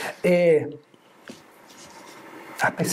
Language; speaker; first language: French; non-native, fluent; Spanish